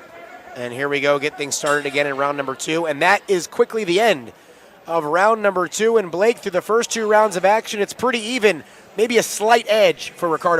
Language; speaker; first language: English; native; English